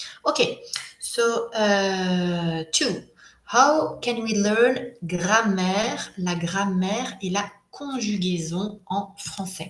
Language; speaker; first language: French; native; French